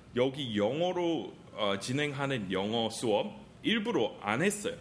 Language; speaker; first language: Korean; non-native, fluent; English